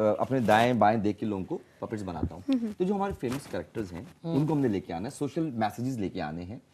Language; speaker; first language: Urdu; native; Urdu